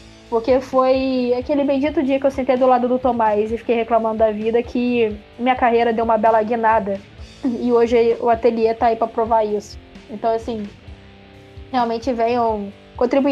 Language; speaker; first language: Portuguese; native; Portuguese